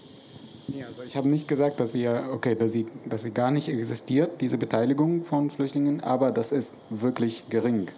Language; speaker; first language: German; non-native, fluent; Arabic